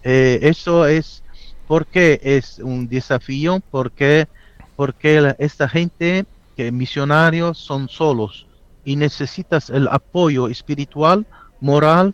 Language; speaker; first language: Spanish; non-native, fluent; Italian